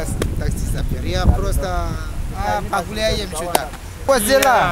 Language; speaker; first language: Russian; non-native, learner; Indonesian